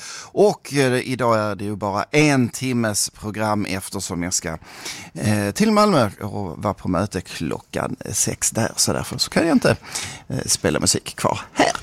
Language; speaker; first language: Swedish; native; Swedish